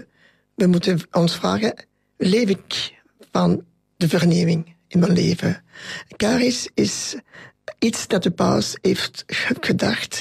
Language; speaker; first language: Dutch; non-native, local second language; French